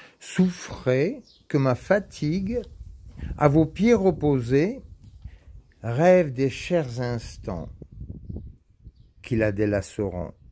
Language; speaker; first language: French; native; French